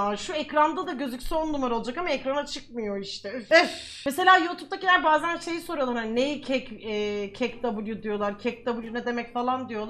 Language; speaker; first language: Turkish; native; Turkish